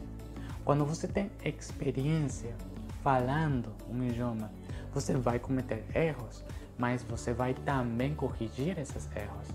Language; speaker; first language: Portuguese; non-native, fluent; Spanish